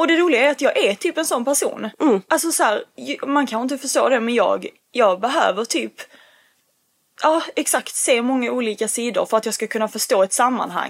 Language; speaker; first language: Swedish; early bilingual, other home language; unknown